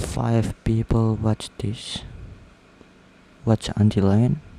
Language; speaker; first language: English; non-native, learner; Indonesian